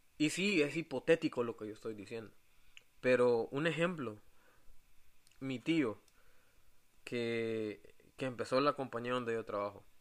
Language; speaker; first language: Spanish; native; Spanish